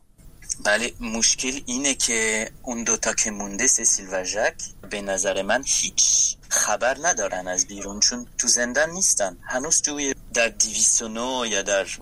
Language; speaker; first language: Persian; non-native, fluent; French